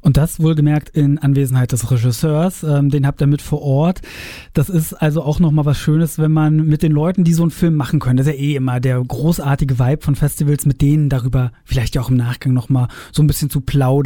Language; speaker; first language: German; native; German